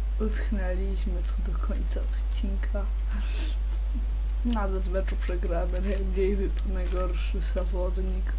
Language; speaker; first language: Polish; native; Polish